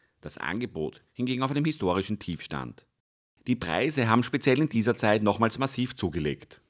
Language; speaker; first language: German; native; German